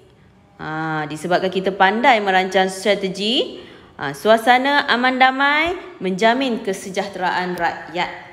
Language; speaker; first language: Malay; native; Malay